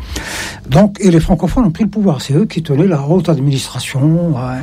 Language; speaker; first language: French; non-native, local second language; Arabic